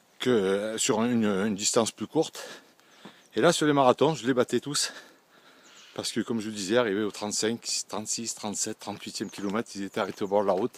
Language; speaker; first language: French; native; French